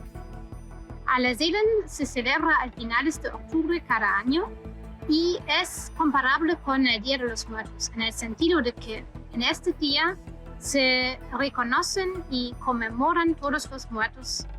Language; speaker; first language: Spanish; non-native, fluent; German